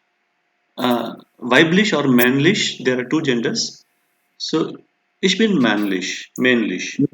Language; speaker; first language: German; non-native, fluent; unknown